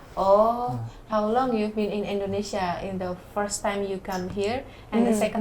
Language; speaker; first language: English; non-native, learner; Indonesian